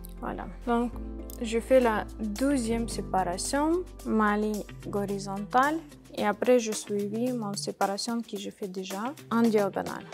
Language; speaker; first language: French; non-native, learner; Ukrainian